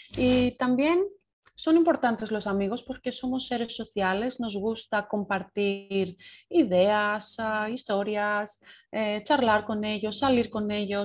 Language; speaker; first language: Spanish; non-native, fluent; Greek